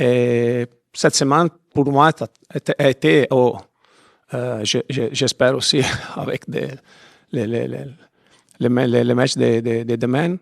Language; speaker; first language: French; non-native, fluent; Italian